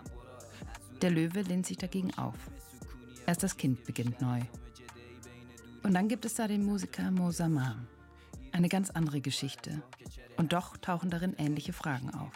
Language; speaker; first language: German; native; German